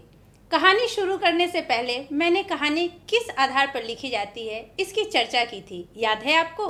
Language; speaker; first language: Hindi; native; Hindi